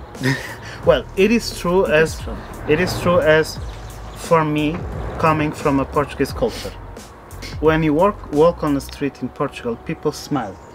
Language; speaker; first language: English; non-native, fluent; Portuguese